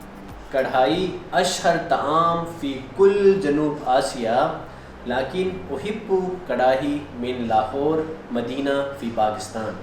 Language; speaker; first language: Arabic; non-native, learner; Urdu